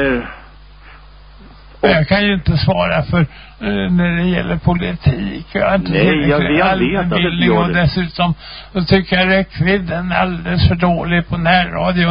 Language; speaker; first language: Swedish; native; Swedish